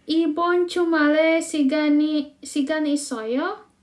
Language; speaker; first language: Korean; non-native, fluent; Indonesian